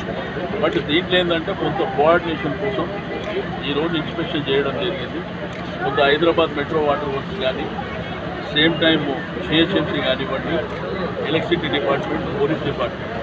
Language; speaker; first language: Telugu; native; Telugu